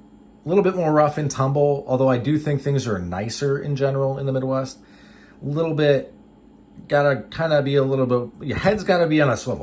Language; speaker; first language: English; native; English